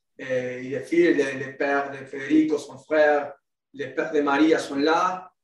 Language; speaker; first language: French; non-native, learner; Spanish